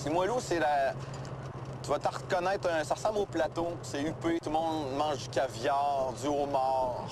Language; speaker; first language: French; native; French